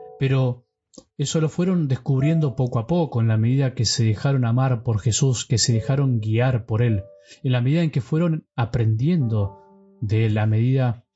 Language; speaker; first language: Spanish; native; Spanish